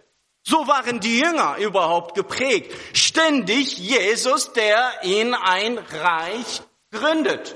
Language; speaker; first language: German; non-native, fluent; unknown